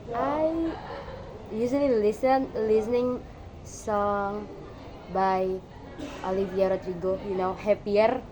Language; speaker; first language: English; non-native, learner; Indonesian